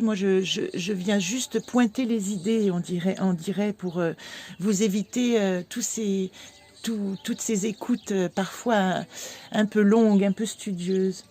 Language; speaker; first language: French; native; French